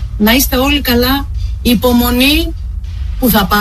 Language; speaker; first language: Greek; native; Greek